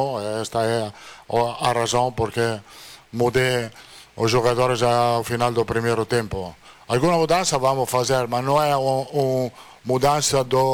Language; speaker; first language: Portuguese; non-native, fluent; Italian